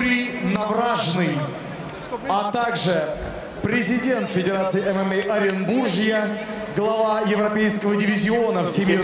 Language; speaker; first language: Russian; native; Russian